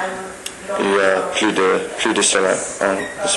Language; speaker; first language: French; non-native, learner; English